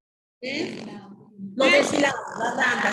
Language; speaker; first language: Spanish; native; Spanish